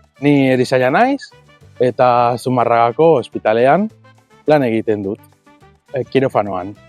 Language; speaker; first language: Basque; non-native, learner; Spanish